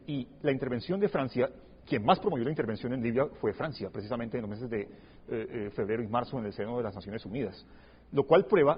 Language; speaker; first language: Spanish; native; Spanish